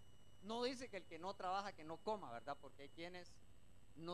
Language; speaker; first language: Spanish; native; Spanish